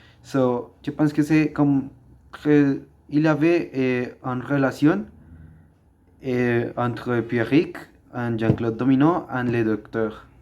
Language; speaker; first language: French; non-native, learner; Spanish